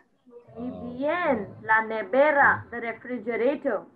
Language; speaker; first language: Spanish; non-native, fluent; Hindi